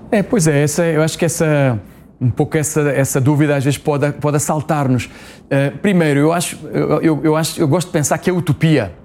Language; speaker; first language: Portuguese; native; Portuguese